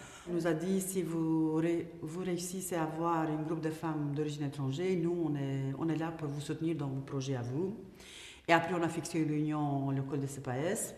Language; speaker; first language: French; non-native, fluent; Albanian